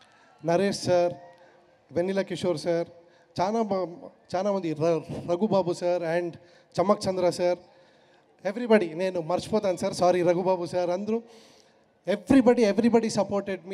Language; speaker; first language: Telugu; non-native, learner; Kannada